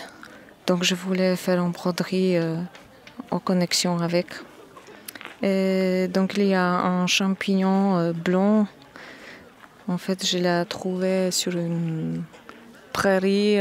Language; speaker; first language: French; non-native, fluent; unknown